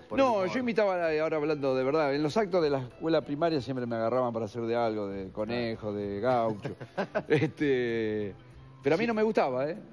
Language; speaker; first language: Spanish; native; Spanish